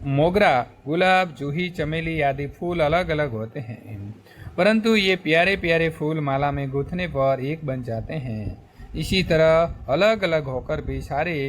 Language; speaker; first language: Hindi; non-native, local second language; Gujarati